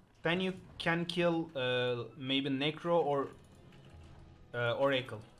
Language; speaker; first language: English; non-native, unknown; Turkish